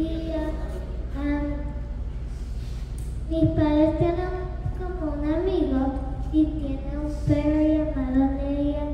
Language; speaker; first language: Spanish; early bilingual, other home language; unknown